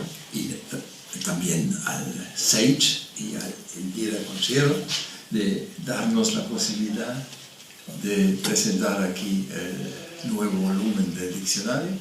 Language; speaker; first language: Spanish; non-native, fluent; German